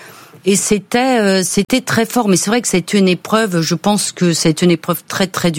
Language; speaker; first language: French; native; French